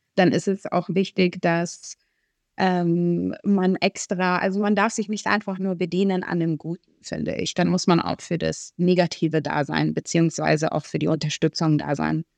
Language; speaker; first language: German; early bilingual, other home language; Arabic